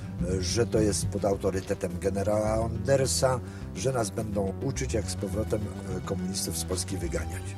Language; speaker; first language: Polish; native; Polish